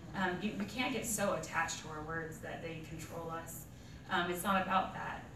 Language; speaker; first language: English; native; English